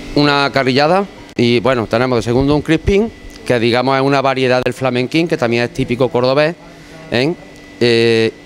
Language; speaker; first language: Spanish; native; Spanish